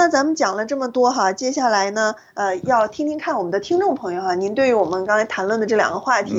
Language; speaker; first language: Chinese; native; Chinese